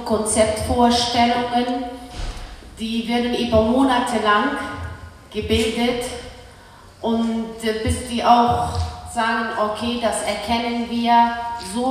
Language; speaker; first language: German; early bilingual, other home language; Kurdish